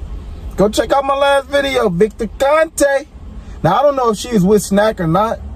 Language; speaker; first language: English; native; English